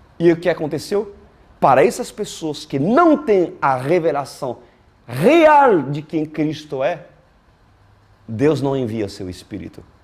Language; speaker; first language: Portuguese; non-native, fluent; French